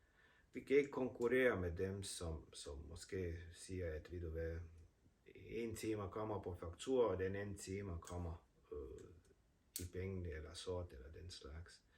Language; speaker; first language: Danish; non-native, fluent; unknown